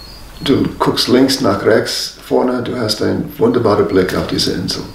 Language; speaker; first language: German; non-native, fluent; English